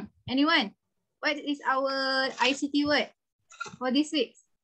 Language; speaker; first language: English; non-native, local second language; Malay